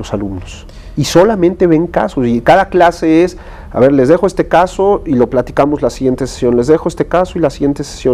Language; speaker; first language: Spanish; native; Spanish